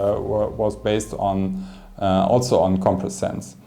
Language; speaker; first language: English; non-native, fluent; German